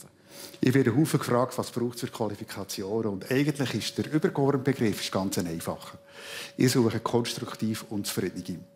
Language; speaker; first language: German; native; German